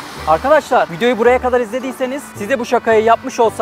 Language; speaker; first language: Turkish; native; Turkish